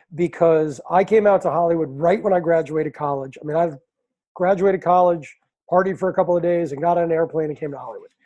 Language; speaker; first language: English; native; English